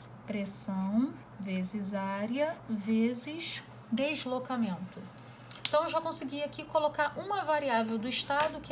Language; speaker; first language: Portuguese; native; Portuguese